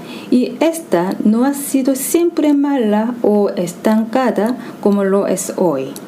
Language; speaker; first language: Spanish; non-native, fluent; Korean